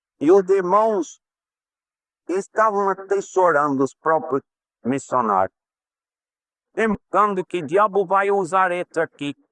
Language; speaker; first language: Portuguese; non-native, fluent; English